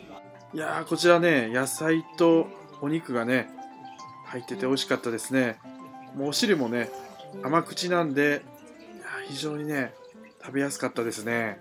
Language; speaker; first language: Japanese; native; Japanese